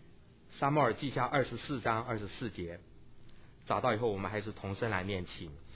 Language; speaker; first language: Chinese; native; Chinese